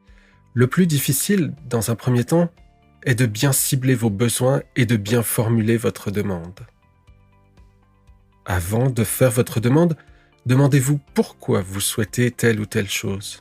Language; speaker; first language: French; native; French